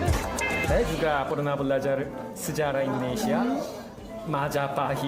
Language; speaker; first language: Indonesian; non-native, fluent; Korean